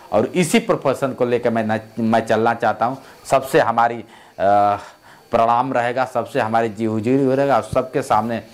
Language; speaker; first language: Hindi; native; Hindi